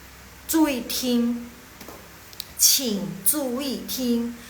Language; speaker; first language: Chinese; non-native, fluent; Indonesian